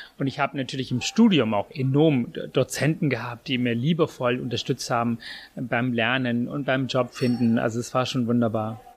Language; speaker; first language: German; non-native, fluent; Tamil